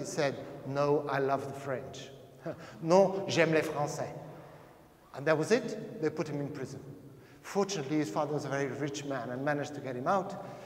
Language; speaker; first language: English; non-native, fluent; Portuguese